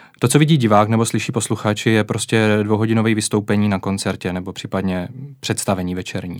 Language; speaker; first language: Czech; native; Czech